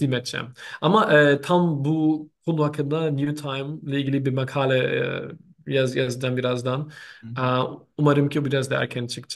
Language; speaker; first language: Turkish; non-native, learner; German